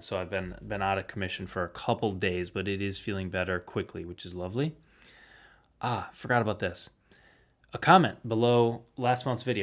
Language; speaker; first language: English; native; English